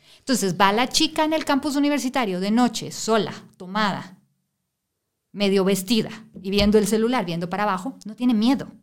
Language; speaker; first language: Spanish; native; Spanish